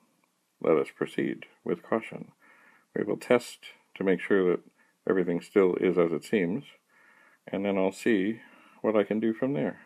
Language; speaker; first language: English; native; English